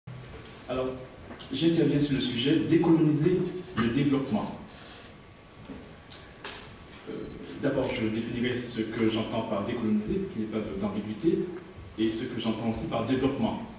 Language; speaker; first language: French; native; French